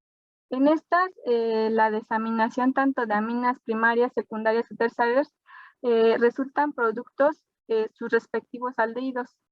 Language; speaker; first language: Spanish; native; Spanish